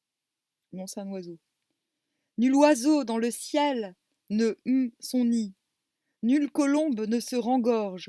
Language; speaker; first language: French; native; French